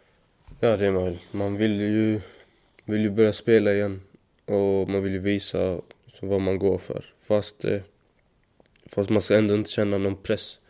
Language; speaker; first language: Swedish; native; Swedish